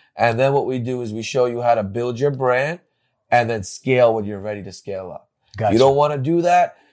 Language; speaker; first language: English; native; English